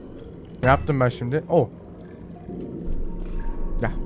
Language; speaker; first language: Turkish; early bilingual, heritage; Turkish